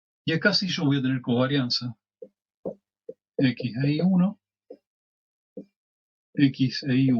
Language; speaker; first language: Spanish; native; Spanish